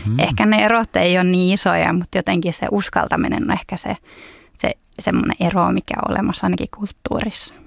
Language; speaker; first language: Finnish; early bilingual, heritage; Finnish